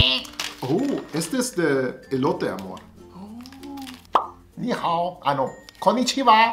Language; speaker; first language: Spanish; non-native, learner; German